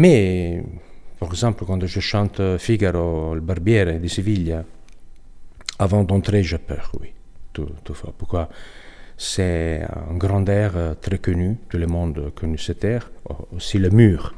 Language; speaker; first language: French; non-native, learner; Italian